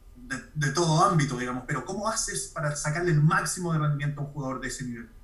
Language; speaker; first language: Spanish; native; Spanish